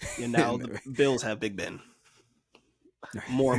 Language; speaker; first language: English; native; English